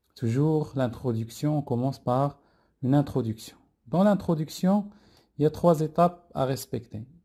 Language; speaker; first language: French; non-native, local second language; Arabic